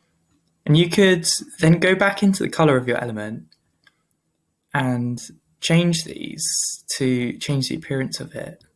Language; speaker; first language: English; native; English